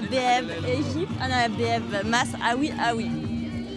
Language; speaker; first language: Arabic; non-native, local second language; French